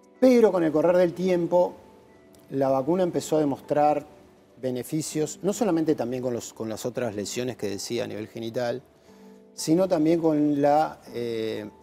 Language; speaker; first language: Spanish; native; Spanish